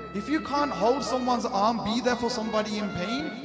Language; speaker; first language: Punjabi; early bilingual, heritage; Punjabi